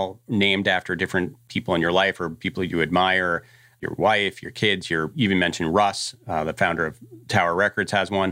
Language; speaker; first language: English; native; English